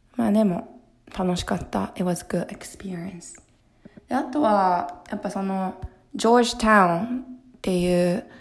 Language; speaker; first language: Japanese; early bilingual, heritage; Japanese